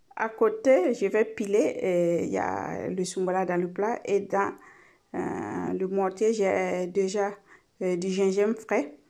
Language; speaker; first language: French; non-native, local second language; Mossi